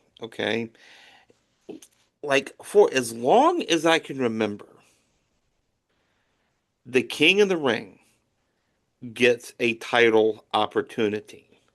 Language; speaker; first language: English; native; English